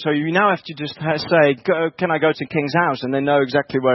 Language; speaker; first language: English; non-native, fluent; Dutch